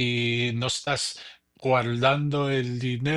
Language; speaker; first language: Spanish; early bilingual, heritage; English